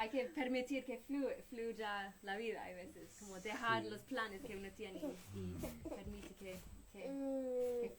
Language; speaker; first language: Spanish; non-native, fluent; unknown